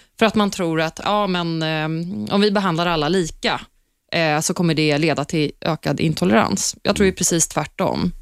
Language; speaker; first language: Swedish; early bilingual, other home language; Turkish